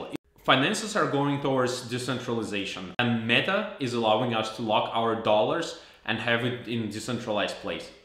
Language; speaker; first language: English; non-native, fluent; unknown